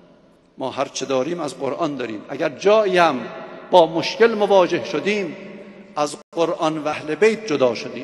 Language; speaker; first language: Persian; native; Persian